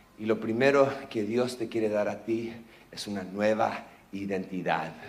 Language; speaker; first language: Spanish; non-native, local second language; English